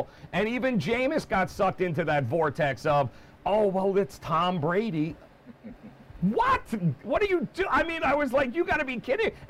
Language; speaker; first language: English; native; English